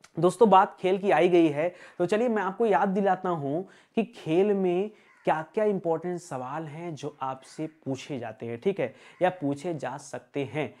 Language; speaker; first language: Hindi; native; Hindi